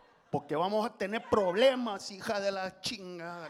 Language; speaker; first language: Spanish; early bilingual, heritage; Spanish